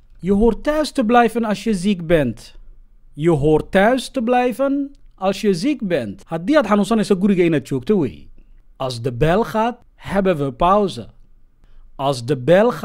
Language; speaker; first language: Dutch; non-native, fluent; Somali